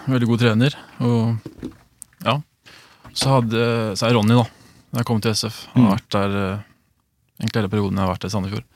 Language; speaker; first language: Norwegian; early bilingual, other home language; Swedish